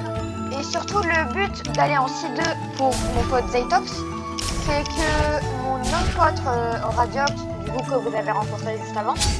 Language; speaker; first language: French; native; French